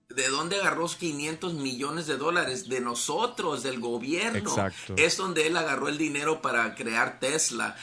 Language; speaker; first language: Spanish; native; Spanish